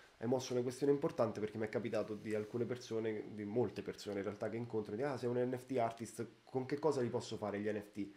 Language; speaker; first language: Italian; native; Italian